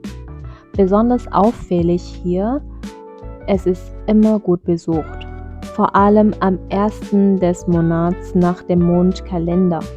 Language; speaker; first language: German; non-native, fluent; Vietnamese